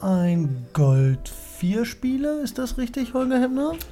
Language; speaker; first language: German; native; German